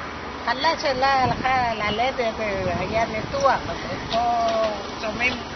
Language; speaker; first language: Hebrew; non-native, fluent; Malayalam